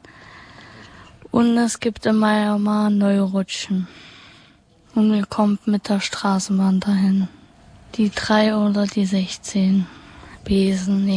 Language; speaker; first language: German; native; German